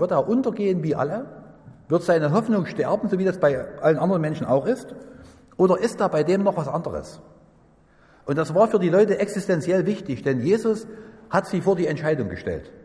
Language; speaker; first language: German; native; German